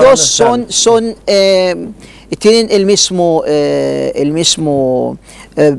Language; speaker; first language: Spanish; non-native, learner; Arabic